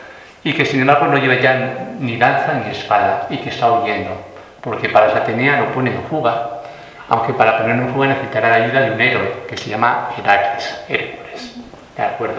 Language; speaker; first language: Spanish; native; Spanish